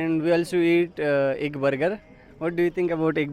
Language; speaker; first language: English; non-native, local second language; Filipino